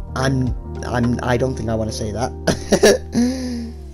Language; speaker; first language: English; native; English